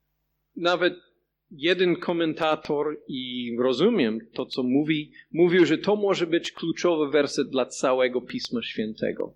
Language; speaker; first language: Polish; non-native, fluent; English